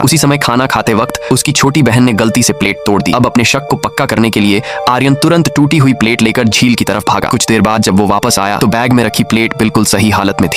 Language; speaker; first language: Hindi; native; Hindi